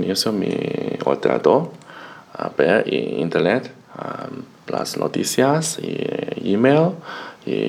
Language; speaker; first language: Spanish; non-native, learner; Chinese